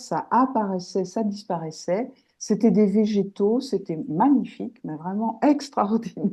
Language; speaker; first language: French; native; French